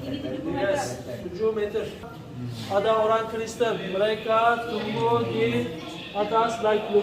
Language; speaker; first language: Indonesian; non-native, learner; Turkish